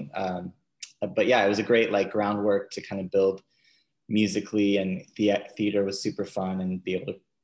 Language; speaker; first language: English; native; English